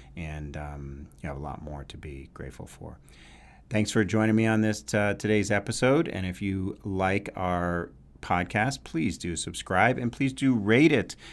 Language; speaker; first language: English; native; English